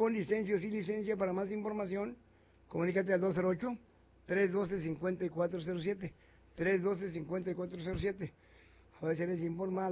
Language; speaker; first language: Spanish; native; Spanish